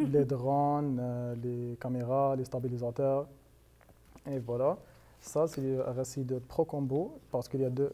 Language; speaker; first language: French; non-native, fluent; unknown